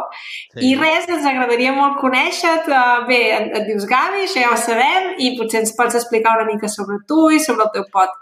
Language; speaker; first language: Catalan; native; Catalan